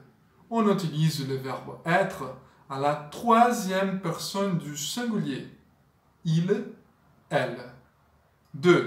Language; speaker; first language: French; non-native, fluent; Portuguese